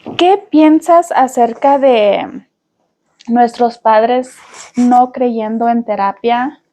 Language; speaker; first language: Spanish; early bilingual, heritage; Spanish